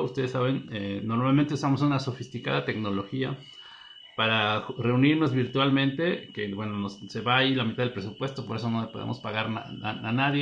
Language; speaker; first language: Spanish; native; Spanish